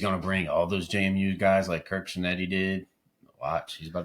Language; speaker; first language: English; native; English